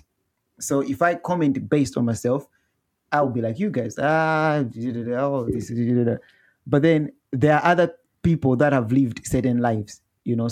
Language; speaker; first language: English; non-native, local second language; Nyanja